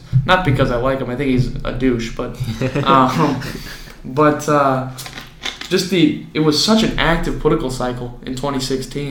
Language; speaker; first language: English; native; English